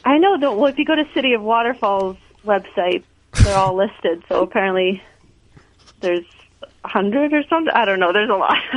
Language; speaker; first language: English; native; English